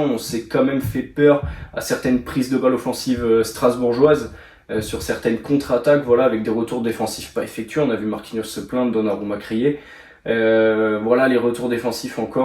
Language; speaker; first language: French; native; French